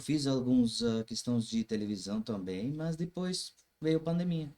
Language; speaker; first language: Portuguese; non-native, learner; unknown